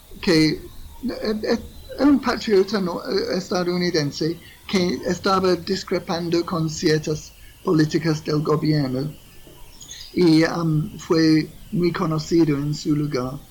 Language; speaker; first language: Spanish; non-native, fluent; English